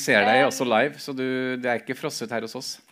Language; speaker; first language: Norwegian; native; Norwegian